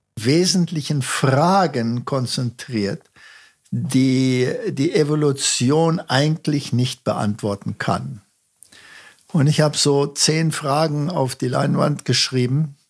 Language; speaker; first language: German; early bilingual, heritage; German